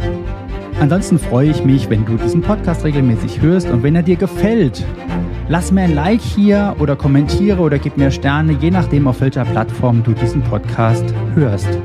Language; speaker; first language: German; native; German